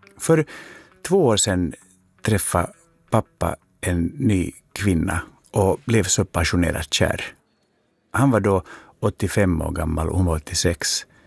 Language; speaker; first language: Swedish; native; Swedish